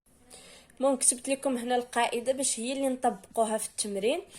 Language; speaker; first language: Arabic; native; Arabic